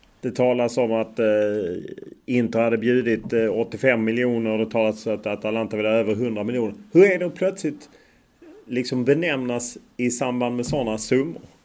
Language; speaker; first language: Swedish; native; Swedish